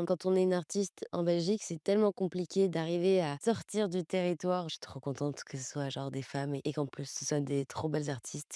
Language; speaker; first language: French; native; French